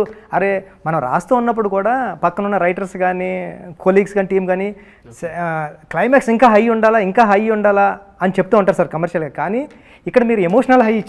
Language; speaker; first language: Telugu; native; Telugu